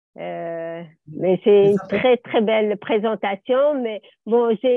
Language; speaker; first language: French; native; French